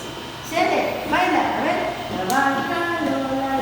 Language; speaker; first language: Spanish; native; Spanish